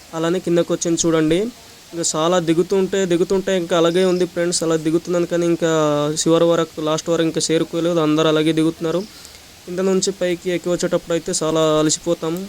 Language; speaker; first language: Telugu; native; Telugu